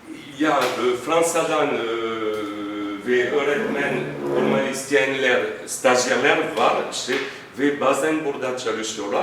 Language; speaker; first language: Turkish; non-native, fluent; French